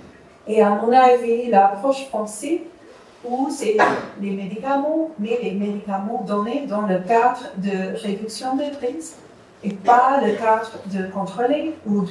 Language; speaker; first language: French; non-native, fluent; English